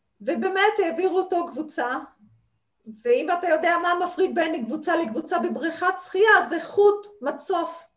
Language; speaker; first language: Hebrew; non-native, local second language; Arabic